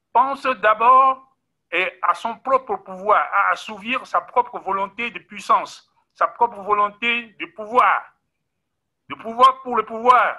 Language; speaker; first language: French; non-native, local second language; Ewe